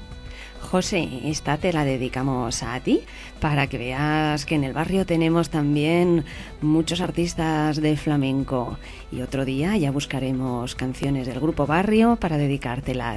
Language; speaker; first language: Spanish; native; Spanish